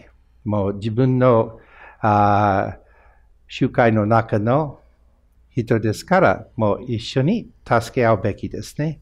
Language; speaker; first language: Japanese; non-native, fluent; English